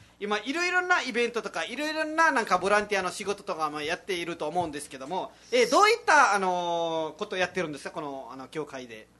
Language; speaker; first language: Japanese; non-native, fluent; Nepali